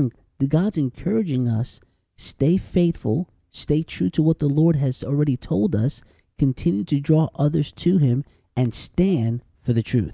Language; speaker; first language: English; native; English